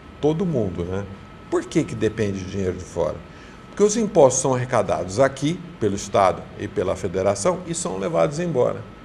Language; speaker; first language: Portuguese; native; Portuguese